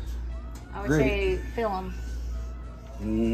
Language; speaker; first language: English; native; English